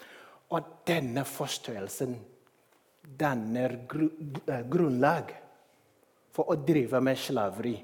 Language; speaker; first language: Norwegian; non-native, fluent; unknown